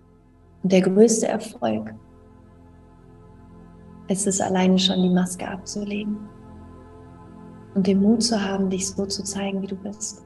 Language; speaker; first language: German; native; German